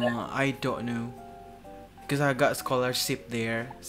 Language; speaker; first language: English; non-native, learner; Indonesian